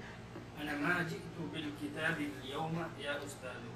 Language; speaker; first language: Arabic; non-native, learner; Urdu